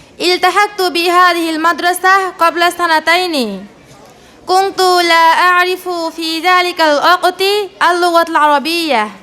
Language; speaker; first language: Arabic; non-native, learner; Bangla